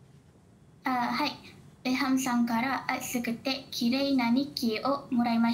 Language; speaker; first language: Japanese; non-native, learner; Malay